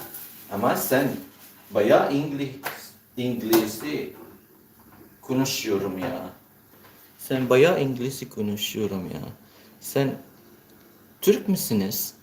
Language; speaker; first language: Turkish; non-native, learner; Filipino